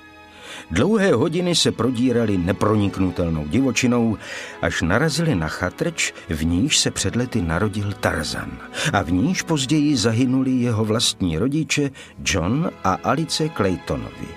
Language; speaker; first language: Czech; native; Czech